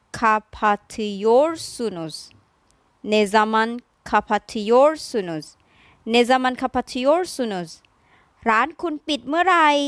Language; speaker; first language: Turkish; non-native, fluent; Thai